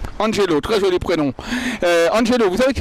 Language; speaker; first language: French; native; French